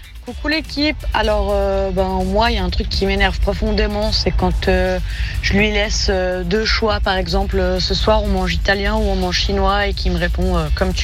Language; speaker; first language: French; native; French